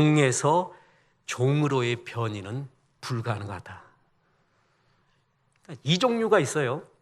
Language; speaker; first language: Korean; native; Korean